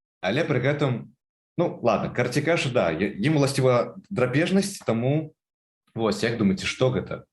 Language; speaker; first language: Belarusian; non-native, local second language; Russian